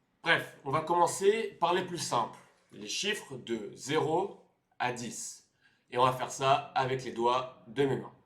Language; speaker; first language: French; native; French